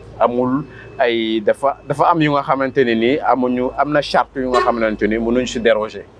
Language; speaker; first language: Wolof; non-native, local second language; Mandingo